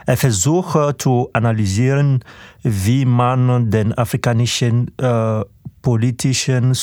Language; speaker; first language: German; non-native, fluent; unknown